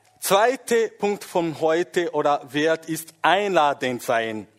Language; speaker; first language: German; non-native, fluent; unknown